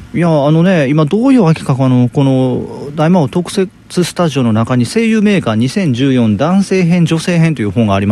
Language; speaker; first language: Japanese; native; Japanese